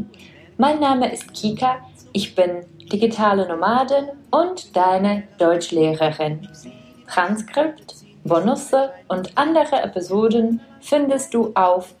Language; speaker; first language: German; non-native, fluent; Czech